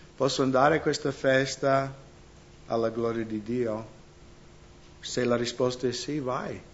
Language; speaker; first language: Italian; non-native, fluent; English